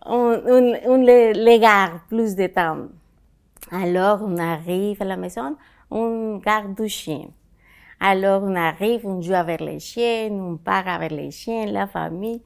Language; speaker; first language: French; non-native, learner; Spanish